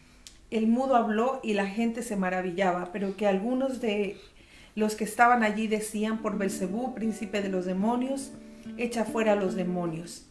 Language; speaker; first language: Spanish; native; Spanish